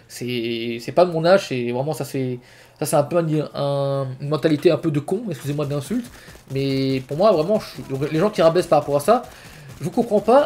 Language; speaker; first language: French; native; French